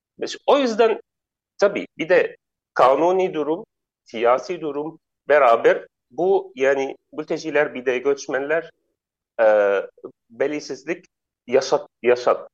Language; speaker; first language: Turkish; non-native, learner; Arabic